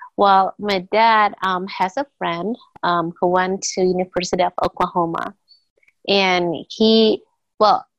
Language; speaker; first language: English; non-native, fluent; Indonesian